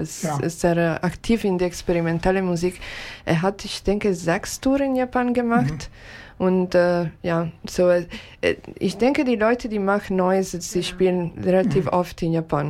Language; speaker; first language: German; non-native, learner; Japanese